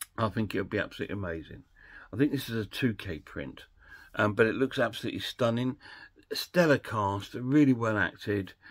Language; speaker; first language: English; native; English